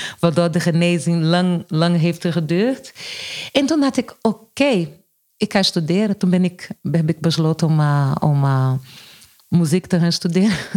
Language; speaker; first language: Dutch; non-native, fluent; Portuguese